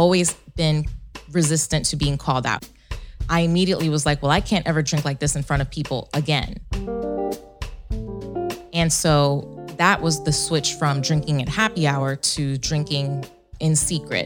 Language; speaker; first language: English; early bilingual, other home language; Spanish